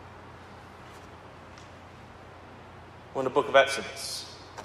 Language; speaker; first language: English; native; English